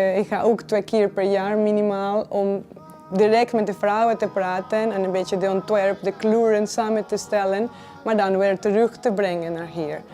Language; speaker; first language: Dutch; non-native, fluent; Spanish